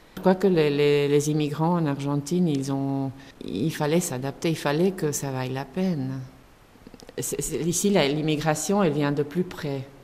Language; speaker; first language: French; non-native, fluent; Spanish